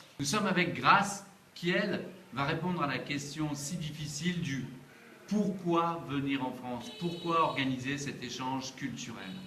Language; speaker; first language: French; native; French